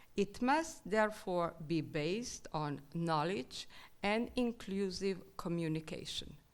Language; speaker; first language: English; non-native, fluent; Slovenian